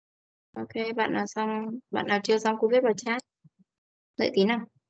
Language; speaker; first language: Vietnamese; native; Vietnamese